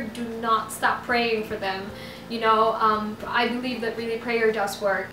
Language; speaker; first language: English; non-native, local second language; Filipino